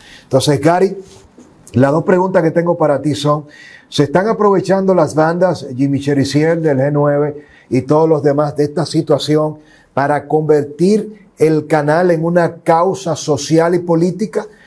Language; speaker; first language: Spanish; native; Spanish